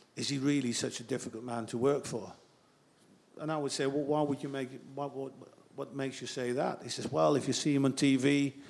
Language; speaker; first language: English; non-native, fluent; Dutch